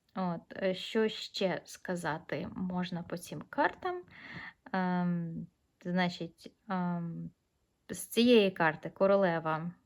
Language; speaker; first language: Ukrainian; non-native, local second language; Russian